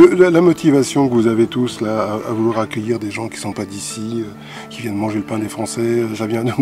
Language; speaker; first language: French; native; French